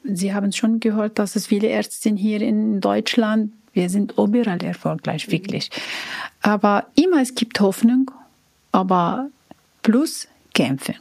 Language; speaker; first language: German; non-native, learner; Arabic